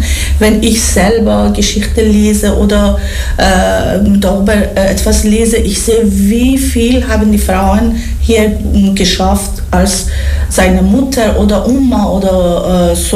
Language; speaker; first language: German; non-native, learner; Persian